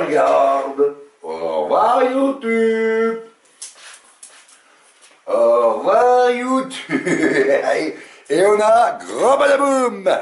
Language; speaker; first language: French; native; French